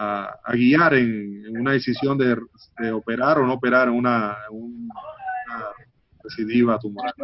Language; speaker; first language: Spanish; native; Spanish